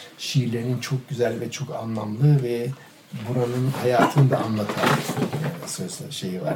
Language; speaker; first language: Turkish; native; Turkish